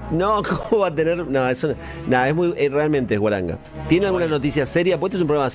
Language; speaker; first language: Spanish; native; Spanish